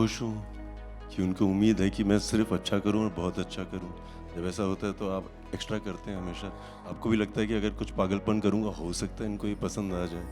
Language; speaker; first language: Hindi; native; Hindi